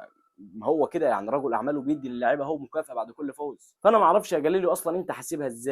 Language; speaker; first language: Arabic; native; Arabic